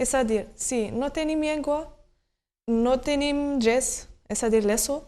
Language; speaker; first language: Catalan; non-native, learner; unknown